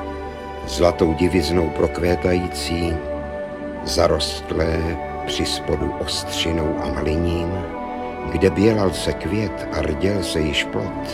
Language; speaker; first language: Czech; native; Czech